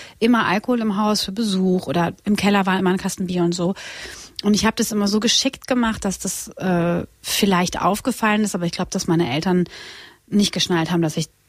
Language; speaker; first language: German; non-native, fluent; Croatian